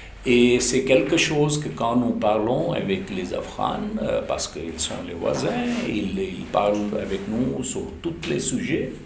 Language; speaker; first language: French; non-native, fluent; Urdu